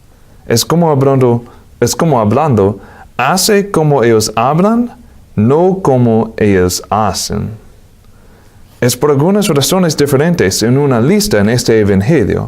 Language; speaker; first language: Spanish; non-native, fluent; English